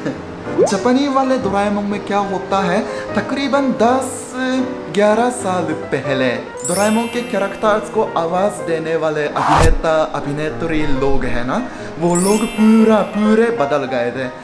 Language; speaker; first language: Hindi; non-native, fluent; Japanese